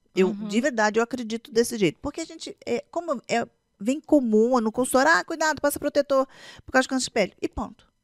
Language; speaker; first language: Portuguese; native; Portuguese